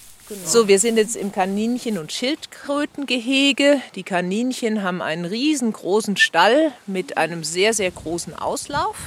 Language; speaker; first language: German; native; German